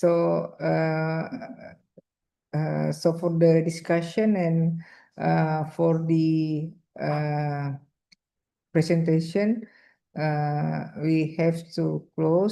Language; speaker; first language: English; non-native, fluent; Indonesian